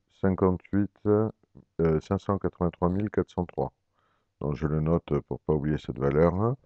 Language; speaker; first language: French; native; French